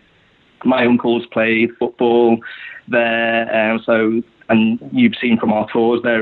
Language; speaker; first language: English; native; English